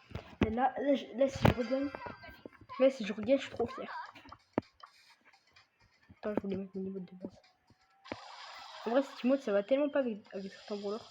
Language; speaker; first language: French; native; French